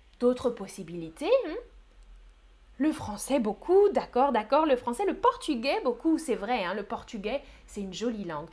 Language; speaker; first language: French; native; French